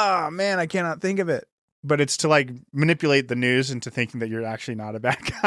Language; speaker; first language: English; native; English